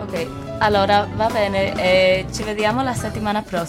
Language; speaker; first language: Italian; non-native, fluent; English